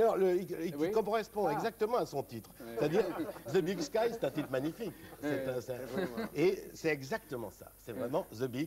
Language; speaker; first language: French; native; French